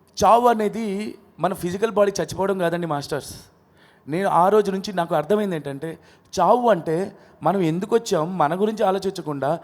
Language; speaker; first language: Telugu; non-native, local second language; Odia